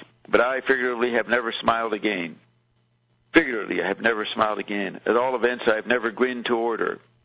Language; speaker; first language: English; native; English